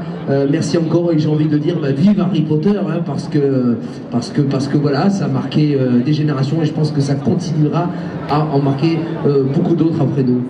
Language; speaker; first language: French; native; French